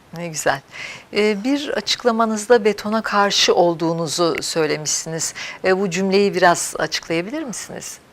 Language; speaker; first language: Turkish; native; Turkish